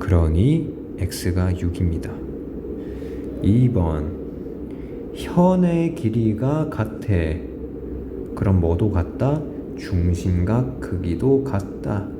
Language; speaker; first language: Korean; native; Korean